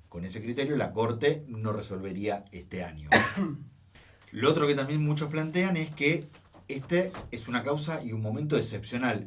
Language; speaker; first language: Spanish; native; Spanish